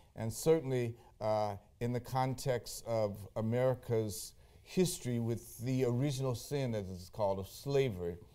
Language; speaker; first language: English; native; English